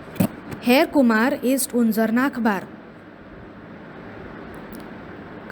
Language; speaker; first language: German; non-native, fluent; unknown